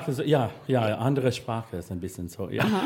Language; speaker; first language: German; non-native, fluent; English